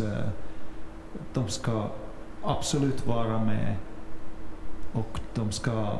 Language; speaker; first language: Swedish; non-native, fluent; Finnish